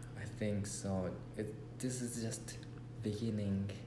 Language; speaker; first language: English; non-native, learner; Japanese